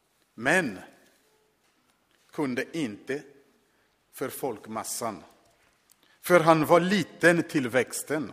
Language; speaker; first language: Swedish; non-native, fluent; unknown